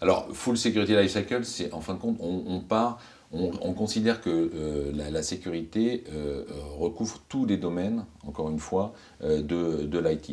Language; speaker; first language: French; native; French